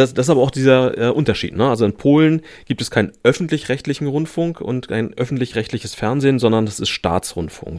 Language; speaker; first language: German; native; German